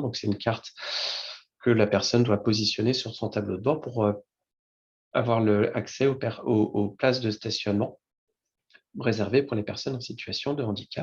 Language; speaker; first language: French; native; French